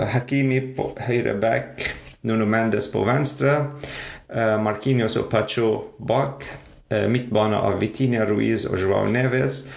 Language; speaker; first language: Norwegian; non-native, fluent; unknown